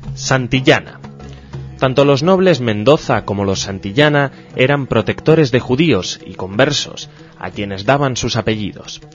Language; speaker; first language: Spanish; native; Spanish